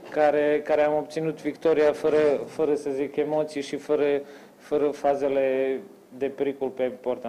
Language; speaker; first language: Romanian; non-native, fluent; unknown